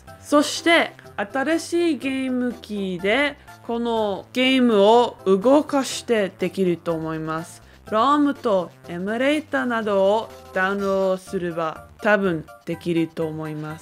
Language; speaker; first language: Japanese; non-native, learner; English